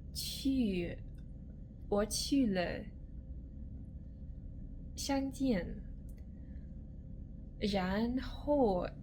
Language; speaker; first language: Chinese; non-native, learner; English